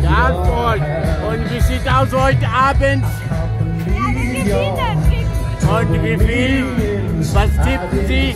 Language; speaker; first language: German; non-native, learner; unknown